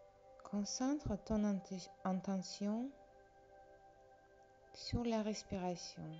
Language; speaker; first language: French; non-native, fluent; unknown